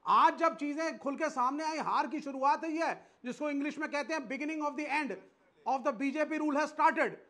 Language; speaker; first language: Hindi; native; Hindi